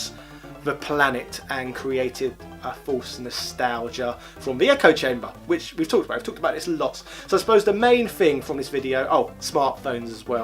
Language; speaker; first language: English; native; English